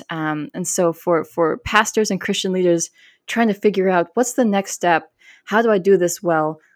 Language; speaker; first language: English; native; English